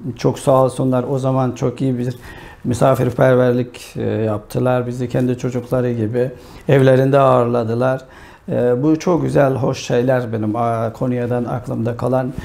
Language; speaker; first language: Turkish; non-native, fluent; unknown